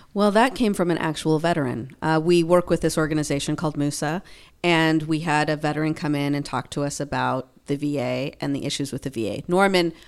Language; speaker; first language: English; early bilingual, other home language; Spanish